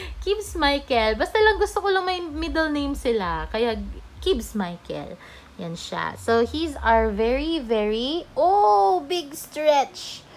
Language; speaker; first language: Filipino; non-native, local second language; Cebuano